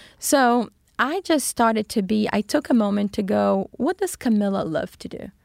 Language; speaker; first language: English; non-native, fluent; Portuguese